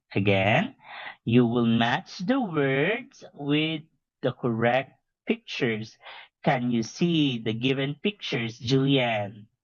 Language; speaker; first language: English; non-native, fluent; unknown